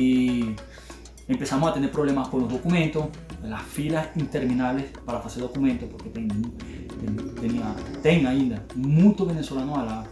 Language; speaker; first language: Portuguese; non-native, learner; Spanish